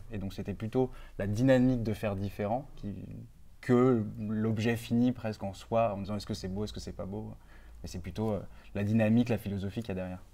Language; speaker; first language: French; native; French